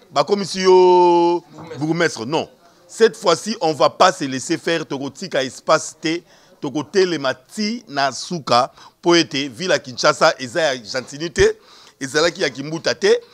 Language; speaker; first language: French; non-native, local second language; Lingala